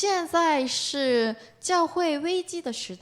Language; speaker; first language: Chinese; non-native, learner; Korean